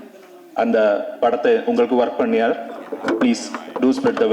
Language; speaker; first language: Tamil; non-native, learner; Malayalam